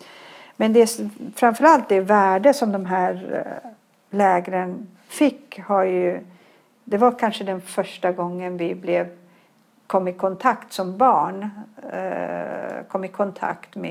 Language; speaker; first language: Swedish; early bilingual, other home language; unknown